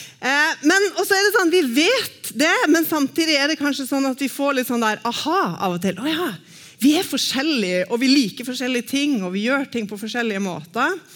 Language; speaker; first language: Norwegian; native; Norwegian